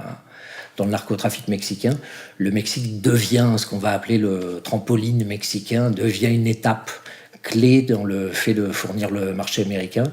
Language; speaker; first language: French; native; French